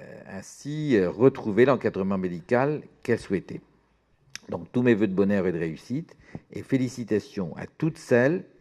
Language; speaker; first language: French; native; French